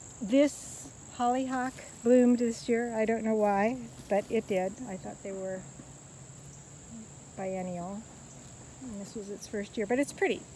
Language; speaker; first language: English; native; English